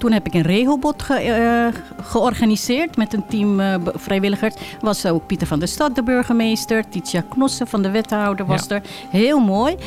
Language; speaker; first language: Dutch; early bilingual, other home language; Caribbean Hindustani